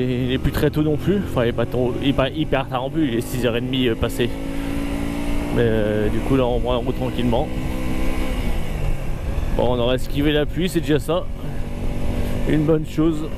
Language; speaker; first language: French; native; French